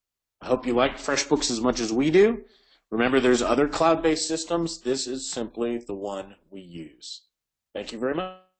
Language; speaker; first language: English; native; English